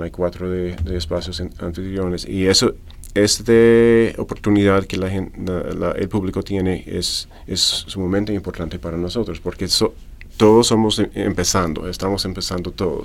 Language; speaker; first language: Spanish; non-native, fluent; English